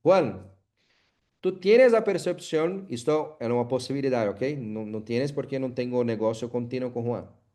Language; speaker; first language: Spanish; non-native, learner; Portuguese